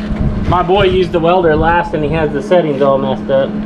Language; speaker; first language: English; native; English